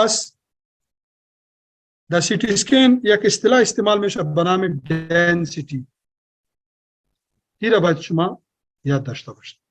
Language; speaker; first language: Persian; non-native, local second language; Pashto